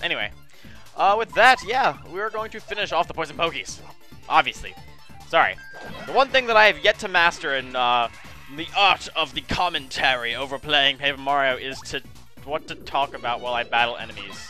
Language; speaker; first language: English; native; English